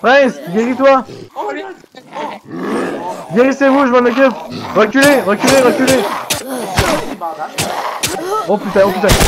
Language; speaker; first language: French; native; French